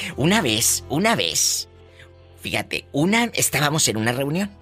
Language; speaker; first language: Spanish; native; Spanish